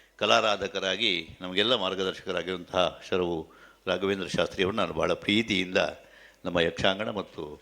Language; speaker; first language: Kannada; native; Kannada